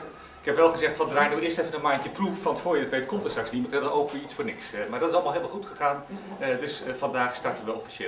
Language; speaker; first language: Dutch; native; Dutch